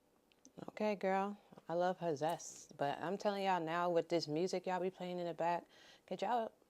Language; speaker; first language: English; native; English